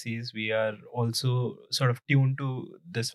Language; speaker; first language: English; non-native, local second language; Punjabi